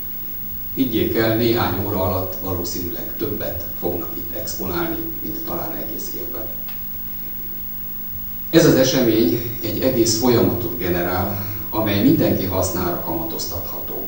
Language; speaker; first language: Hungarian; native; Hungarian